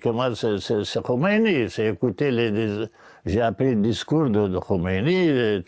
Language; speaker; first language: French; non-native, local second language; Arabic